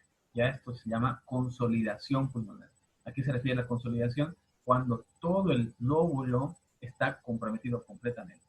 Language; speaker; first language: Spanish; native; Spanish